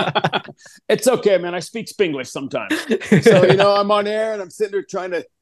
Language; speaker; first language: English; early bilingual, other home language; Spanish